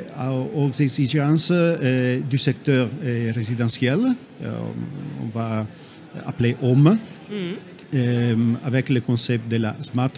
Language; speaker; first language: French; non-native, fluent; Italian